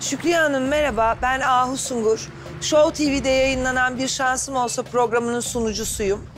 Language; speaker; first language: Turkish; native; Turkish